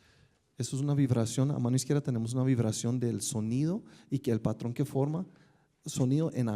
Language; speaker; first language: Spanish; native; Spanish